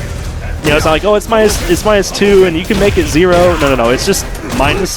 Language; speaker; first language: English; native; English